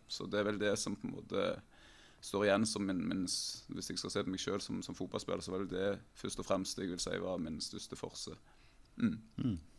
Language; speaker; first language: Norwegian; native; Norwegian